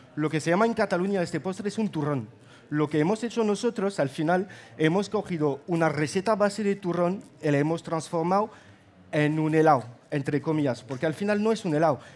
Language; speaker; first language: Spanish; non-native, fluent; French